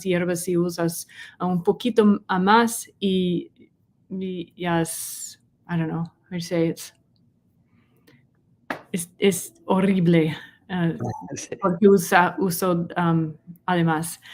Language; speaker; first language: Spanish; non-native, learner; English